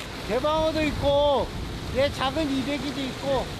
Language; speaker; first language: Korean; native; Korean